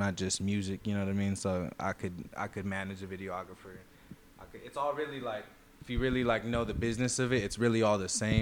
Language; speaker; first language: English; native; English